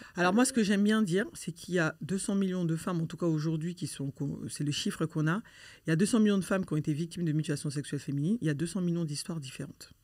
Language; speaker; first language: French; native; French